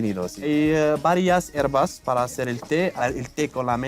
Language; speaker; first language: Spanish; non-native, fluent; Berber languages